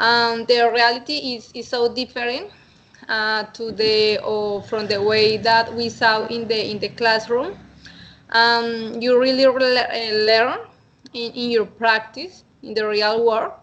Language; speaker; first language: English; non-native, learner; Spanish